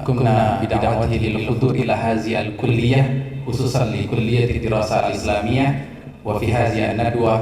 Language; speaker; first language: Arabic; non-native, fluent; Indonesian